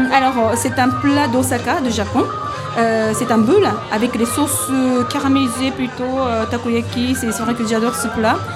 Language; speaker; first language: French; non-native, learner; Japanese